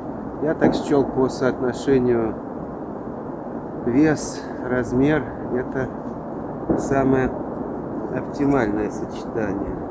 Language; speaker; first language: Russian; native; Russian